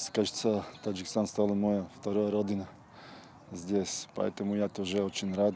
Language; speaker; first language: Russian; non-native, fluent; Serbian